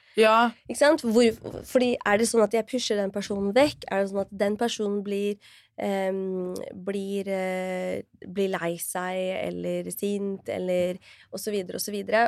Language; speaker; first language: Norwegian; early bilingual, other home language; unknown